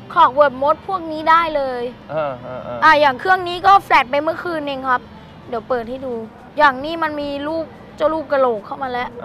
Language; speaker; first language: Thai; native; Thai